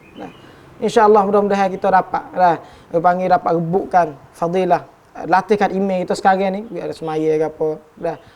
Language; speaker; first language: Malay; native; Malay